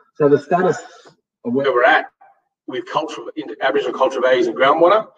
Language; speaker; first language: English; native; English